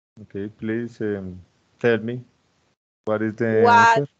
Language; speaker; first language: English; non-native, fluent; Spanish